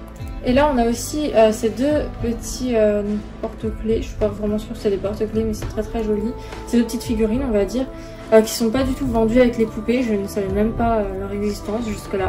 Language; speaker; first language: French; native; French